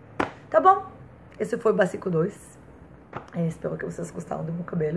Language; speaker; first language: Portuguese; non-native, fluent; Hebrew